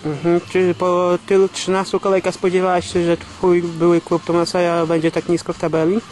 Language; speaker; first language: Polish; native; Polish